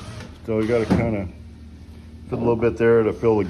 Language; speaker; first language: English; native; English